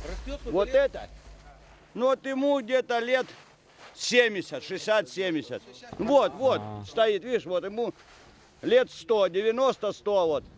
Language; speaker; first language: Russian; native; Russian